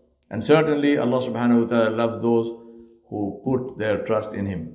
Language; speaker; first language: English; non-native, local second language; Urdu